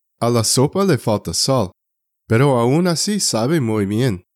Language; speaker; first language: Spanish; non-native, fluent; English